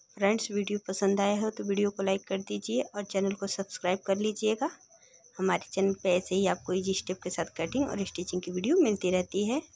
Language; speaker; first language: Hindi; native; Hindi